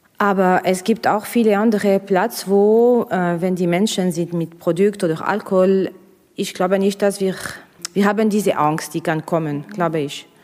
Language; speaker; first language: German; non-native, fluent; Russian